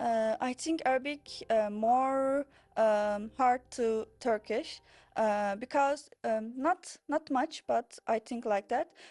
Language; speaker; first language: English; non-native, learner; Turkish